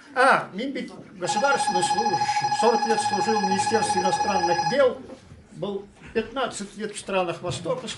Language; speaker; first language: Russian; non-native, local second language; Tatar